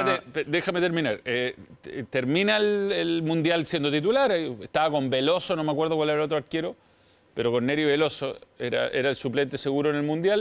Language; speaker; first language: Spanish; native; Spanish